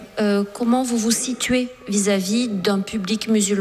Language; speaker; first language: French; native; French